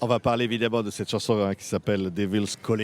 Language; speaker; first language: French; native; French